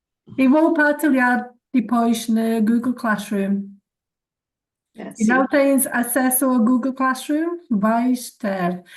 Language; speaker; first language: Portuguese; non-native, learner; English